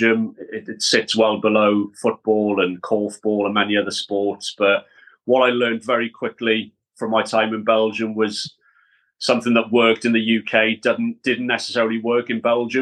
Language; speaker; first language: English; native; English